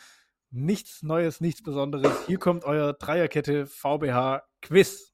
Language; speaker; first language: German; native; German